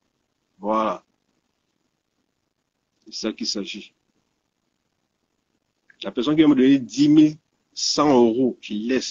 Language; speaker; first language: French; native; French